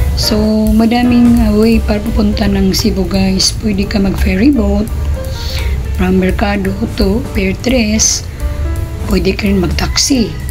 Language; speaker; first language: Filipino; non-native, local second language; Cebuano